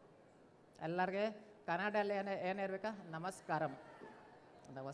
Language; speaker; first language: Kannada; non-native, learner; Bangla